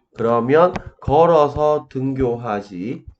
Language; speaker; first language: Korean; native; Korean